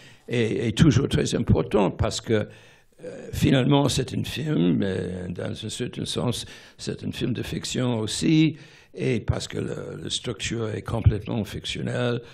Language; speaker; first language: French; non-native, fluent; English